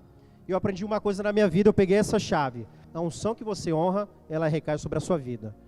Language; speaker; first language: Portuguese; native; Portuguese